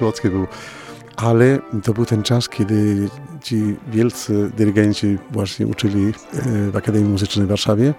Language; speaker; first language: Polish; non-native, fluent; Spanish